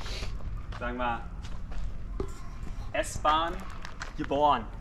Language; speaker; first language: German; native; German